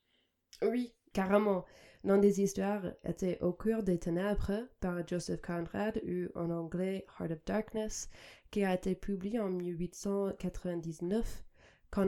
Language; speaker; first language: French; non-native, fluent; English